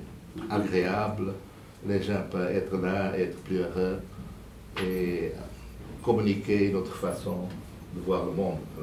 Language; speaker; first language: French; non-native, fluent; Portuguese